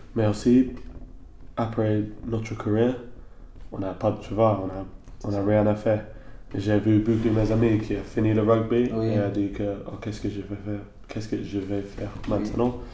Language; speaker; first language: French; non-native, learner; English